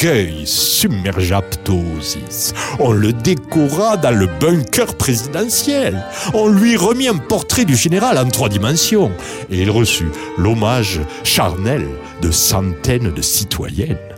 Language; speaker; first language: French; native; French